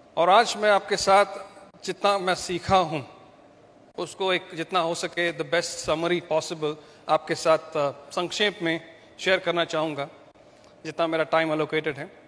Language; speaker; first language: Hindi; non-native, local second language; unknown